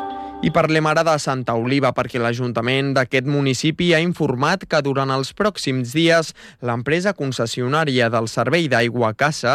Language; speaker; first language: Catalan; native; Catalan